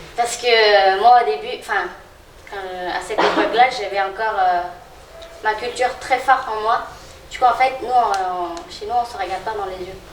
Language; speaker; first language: French; non-native, fluent; Khmer